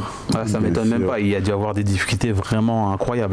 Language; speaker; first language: French; native; French